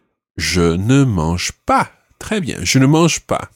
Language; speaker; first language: French; non-native, fluent; English